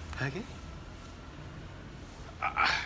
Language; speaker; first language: English; non-native, local second language; Filipino